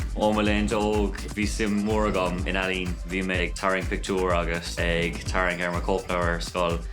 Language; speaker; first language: Irish; non-native, local second language; English